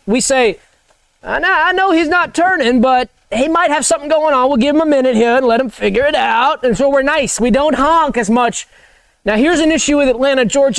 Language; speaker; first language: English; native; English